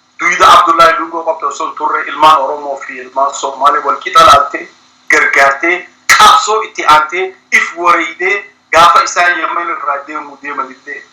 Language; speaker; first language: Oromo; early bilingual, heritage; Somali